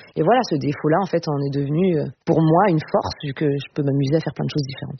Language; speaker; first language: French; native; French